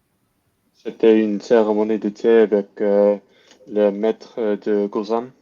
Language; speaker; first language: French; non-native, learner; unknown